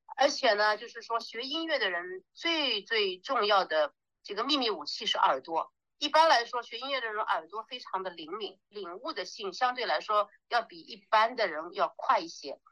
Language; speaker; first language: Chinese; native; Chinese